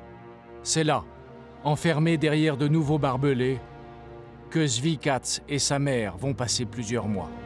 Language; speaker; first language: French; native; French